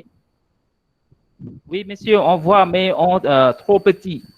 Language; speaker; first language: French; non-native, fluent; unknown